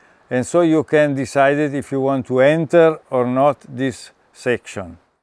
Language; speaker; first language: English; non-native, fluent; Italian